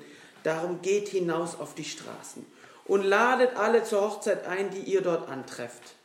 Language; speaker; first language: German; native; German